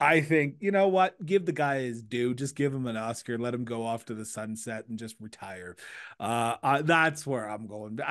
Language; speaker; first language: English; native; English